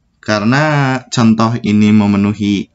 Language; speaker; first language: Indonesian; native; Indonesian